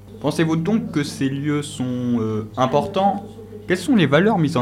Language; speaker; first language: French; native; French